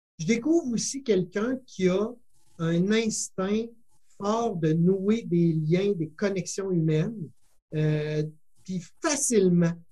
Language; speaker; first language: French; native; French